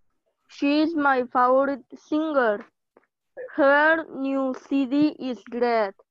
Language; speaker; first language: English; non-native, learner; Spanish